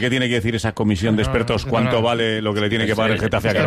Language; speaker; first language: Spanish; native; Spanish